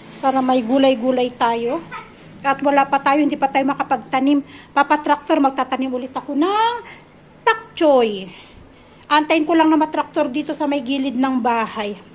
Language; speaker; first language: Filipino; native; Filipino